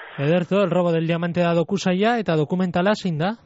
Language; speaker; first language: Basque; native; Basque